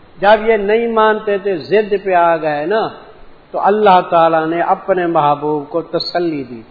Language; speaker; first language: Urdu; non-native, local second language; Punjabi